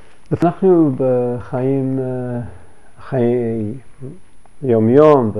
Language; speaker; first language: Hebrew; non-native, fluent; English